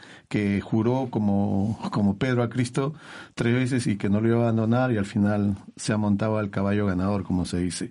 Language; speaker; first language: Spanish; native; Spanish